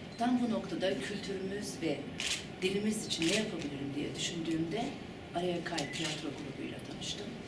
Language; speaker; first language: Turkish; early bilingual, heritage; Turkish